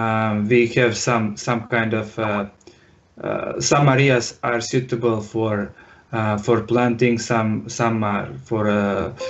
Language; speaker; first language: English; non-native, learner; Serbian